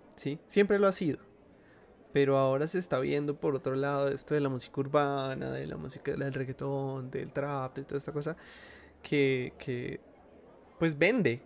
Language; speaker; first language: Spanish; native; Spanish